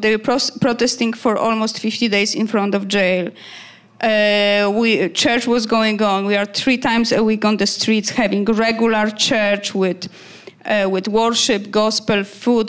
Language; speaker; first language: English; non-native, fluent; Polish